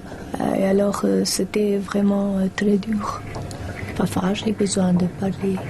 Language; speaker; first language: French; non-native, fluent; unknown